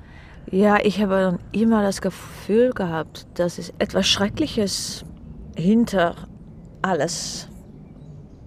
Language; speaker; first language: German; non-native, fluent; Dutch